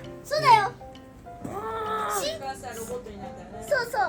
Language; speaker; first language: Japanese; early bilingual, other home language; Filipino